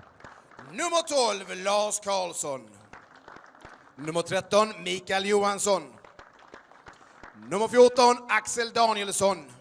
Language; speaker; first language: Swedish; native; Swedish